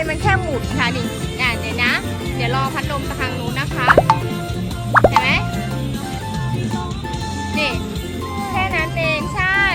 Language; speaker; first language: Thai; native; Thai